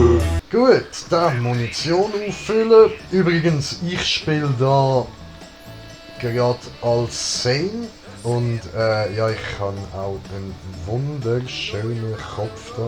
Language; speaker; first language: German; native; German